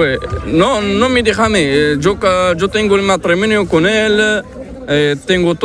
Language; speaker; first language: Spanish; non-native, learner; Arabic